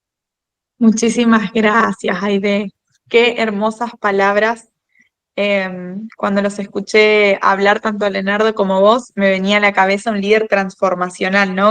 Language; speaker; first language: Spanish; native; Spanish